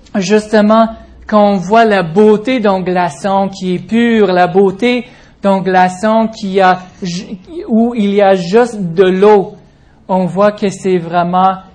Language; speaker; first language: French; non-native, fluent; English